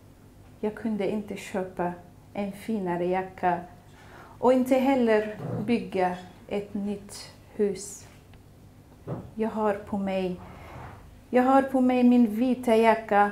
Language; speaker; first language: Swedish; non-native, fluent; Kurdish